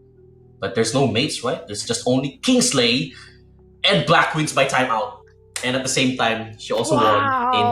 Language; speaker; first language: English; non-native, local second language; Filipino